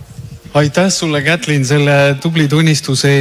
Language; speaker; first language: Estonian; native; Estonian